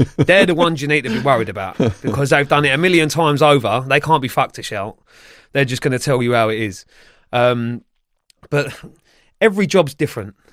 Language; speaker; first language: English; native; English